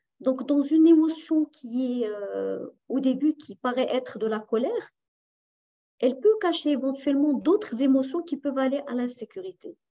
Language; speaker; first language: French; non-native, local second language; Arabic